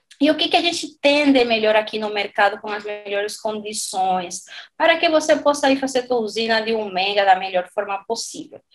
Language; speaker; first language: Portuguese; non-native, fluent; Spanish